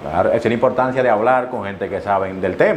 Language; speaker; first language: Spanish; native; Spanish